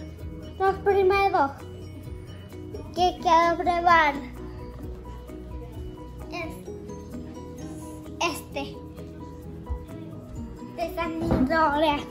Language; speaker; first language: Spanish; early bilingual, heritage; Spanish